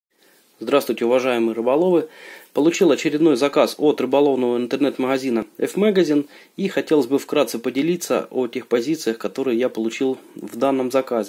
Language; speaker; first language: Russian; native; Russian